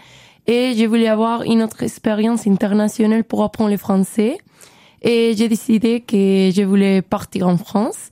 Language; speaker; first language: French; non-native, learner; Spanish